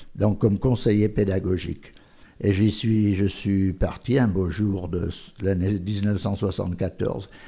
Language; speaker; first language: French; native; French